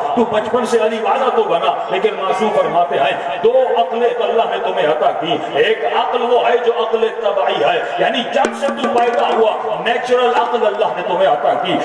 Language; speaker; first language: Urdu; non-native, local second language; Sindhi